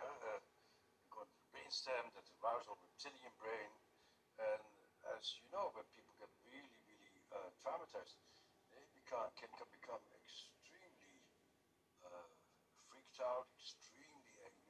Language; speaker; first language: English; non-native, fluent; Dutch